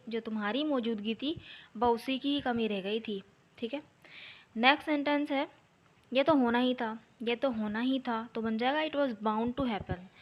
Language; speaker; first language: Urdu; native; Urdu